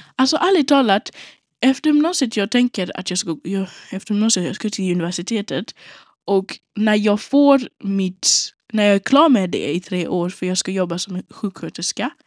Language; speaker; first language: Swedish; non-native, local second language; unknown